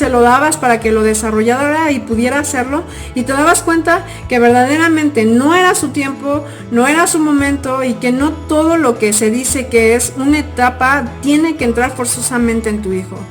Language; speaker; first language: Spanish; native; Spanish